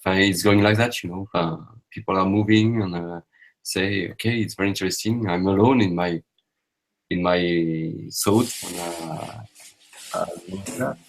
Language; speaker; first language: English; non-native, learner; French